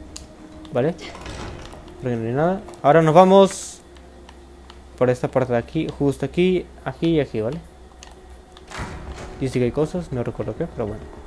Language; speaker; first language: Spanish; native; Spanish